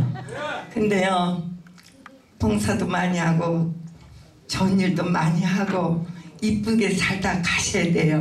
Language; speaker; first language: Korean; native; Korean